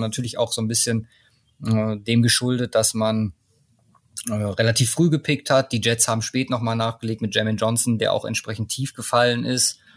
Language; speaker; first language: German; native; German